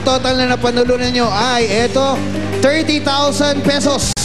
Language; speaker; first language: Filipino; native; Filipino